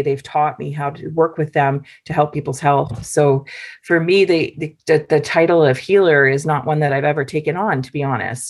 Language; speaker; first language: English; native; English